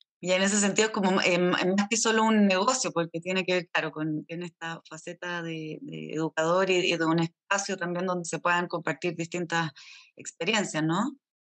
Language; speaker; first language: Spanish; native; Spanish